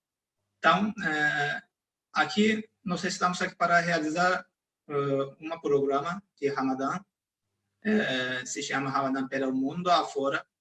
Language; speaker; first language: Portuguese; non-native, fluent; Turkish